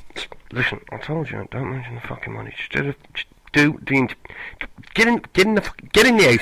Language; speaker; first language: English; native; English